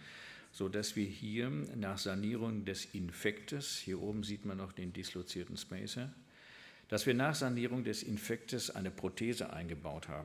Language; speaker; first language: German; native; German